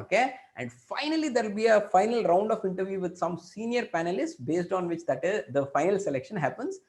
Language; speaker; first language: English; non-native, local second language; Kannada